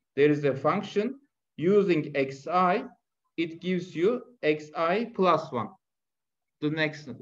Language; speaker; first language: English; non-native, fluent; Turkish